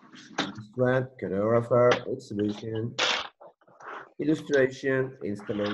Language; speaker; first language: English; non-native, learner; Spanish